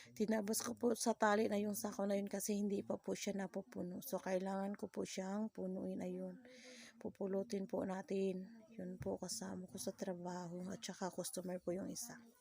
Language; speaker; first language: Filipino; non-native, local second language; Cebuano